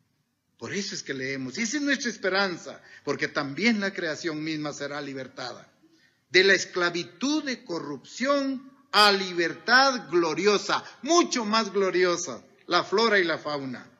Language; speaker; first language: Spanish; native; Spanish